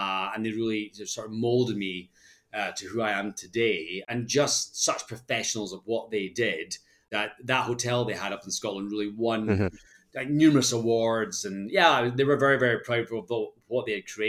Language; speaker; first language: English; native; English